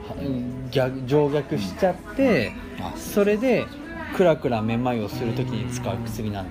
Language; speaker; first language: Japanese; native; Japanese